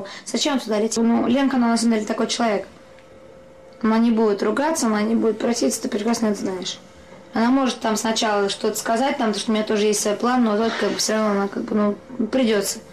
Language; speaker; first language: Russian; native; Russian